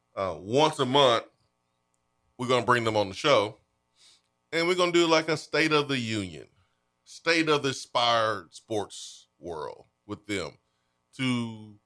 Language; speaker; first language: English; native; English